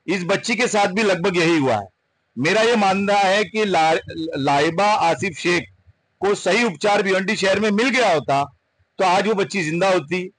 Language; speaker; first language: Hindi; non-native, local second language; Urdu